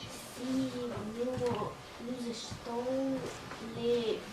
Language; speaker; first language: French; non-native, learner; Russian